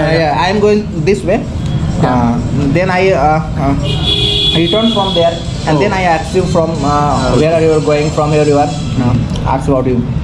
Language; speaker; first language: English; non-native, local second language; Hindi